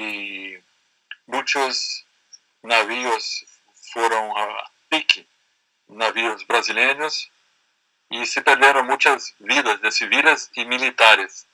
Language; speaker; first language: Spanish; non-native, learner; Portuguese